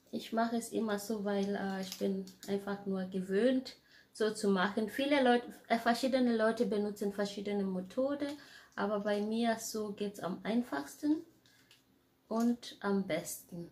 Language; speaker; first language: German; non-native, fluent; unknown